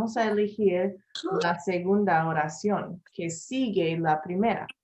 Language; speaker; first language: Spanish; non-native, learner; English